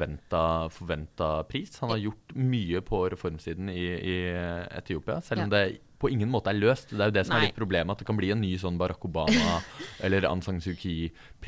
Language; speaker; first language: Norwegian; native; Norwegian